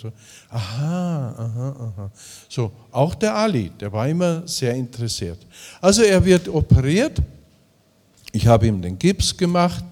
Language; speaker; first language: German; native; German